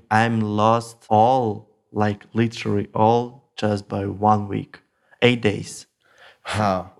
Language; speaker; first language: English; non-native, learner; Russian